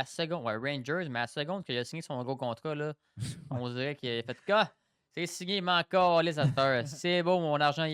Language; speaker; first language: French; native; French